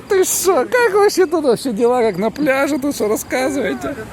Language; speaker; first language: Russian; native; Russian